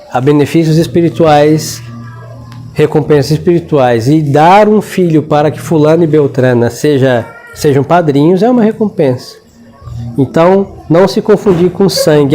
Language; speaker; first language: Portuguese; non-native, fluent; Spanish